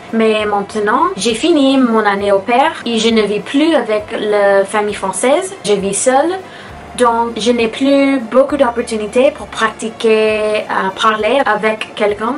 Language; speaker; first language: French; non-native, learner; English